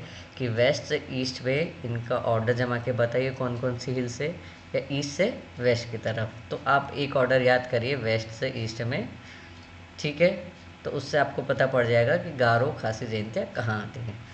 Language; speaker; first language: Hindi; native; Hindi